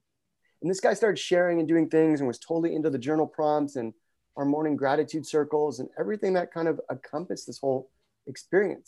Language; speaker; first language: English; native; English